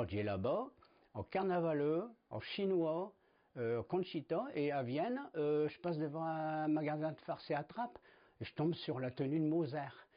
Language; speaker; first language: French; native; French